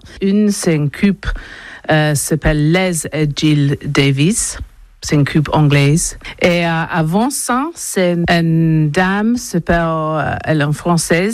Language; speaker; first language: French; non-native, learner; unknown